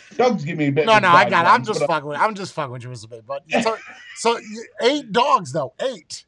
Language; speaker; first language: English; native; English